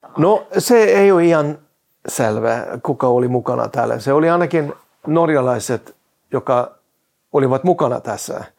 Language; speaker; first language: Finnish; non-native, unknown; Norwegian